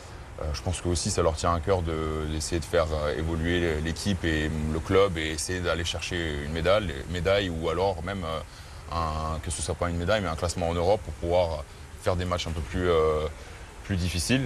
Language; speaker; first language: French; native; French